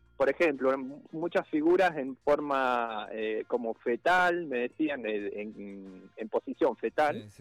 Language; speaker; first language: Spanish; native; Spanish